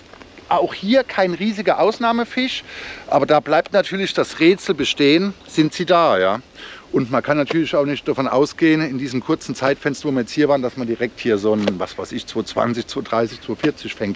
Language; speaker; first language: German; native; German